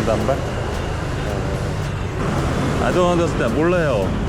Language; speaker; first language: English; non-native, learner; Korean